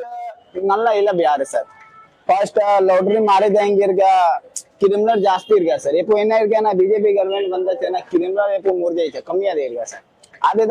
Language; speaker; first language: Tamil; non-native, local second language; Hindi